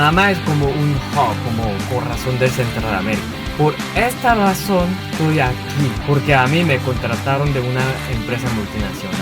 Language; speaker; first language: Spanish; non-native, learner; Korean